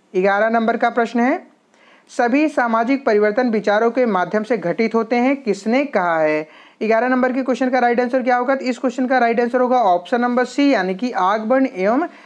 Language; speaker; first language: Hindi; native; Hindi